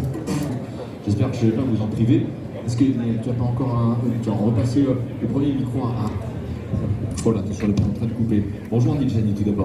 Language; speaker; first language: French; native; French